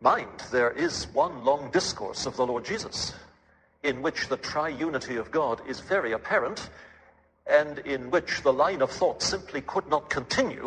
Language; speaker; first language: English; native; English